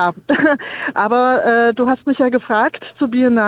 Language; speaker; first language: German; native; German